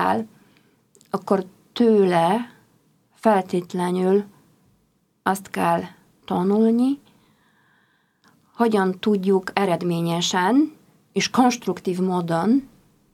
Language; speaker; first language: Hungarian; non-native, fluent; Polish